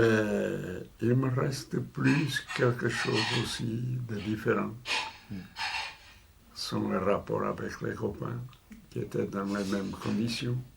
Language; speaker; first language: French; non-native, fluent; Portuguese